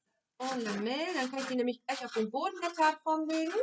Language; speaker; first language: German; non-native, fluent; French